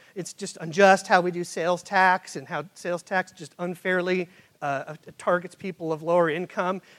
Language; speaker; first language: English; native; English